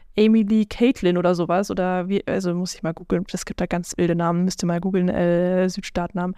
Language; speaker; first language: German; non-native, fluent; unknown